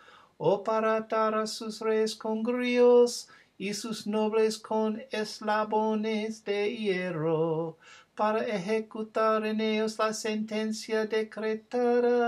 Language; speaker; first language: Spanish; non-native, fluent; English